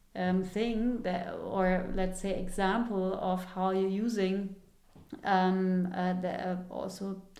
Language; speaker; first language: English; non-native, fluent; German